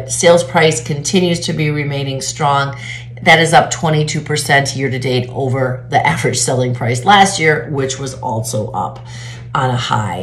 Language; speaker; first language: English; native; English